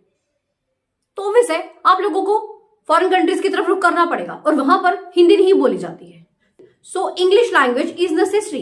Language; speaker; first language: Hindi; native; Hindi